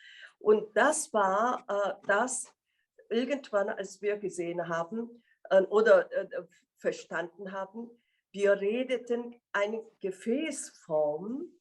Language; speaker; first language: German; non-native, fluent; Korean